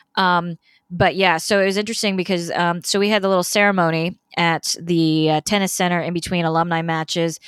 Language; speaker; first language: English; native; English